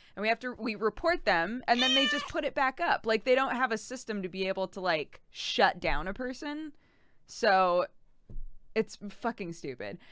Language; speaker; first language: English; native; English